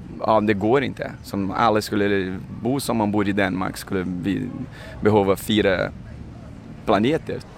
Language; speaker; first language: Swedish; non-native, fluent; Portuguese